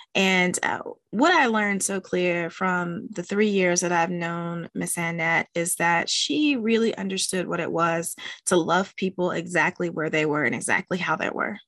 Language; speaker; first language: English; native; English